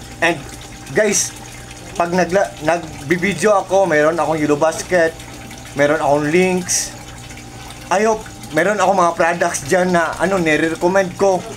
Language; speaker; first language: Filipino; non-native, local second language; Cebuano